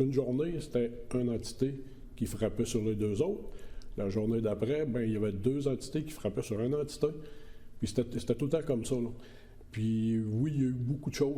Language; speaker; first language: French; native; French